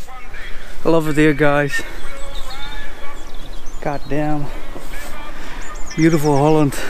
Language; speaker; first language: English; non-native, fluent; Dutch